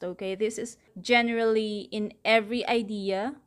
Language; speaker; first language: English; non-native, local second language; Filipino